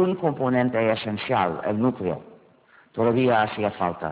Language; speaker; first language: Spanish; non-native, fluent; English